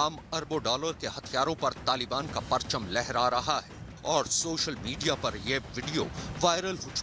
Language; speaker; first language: Hindi; native; Hindi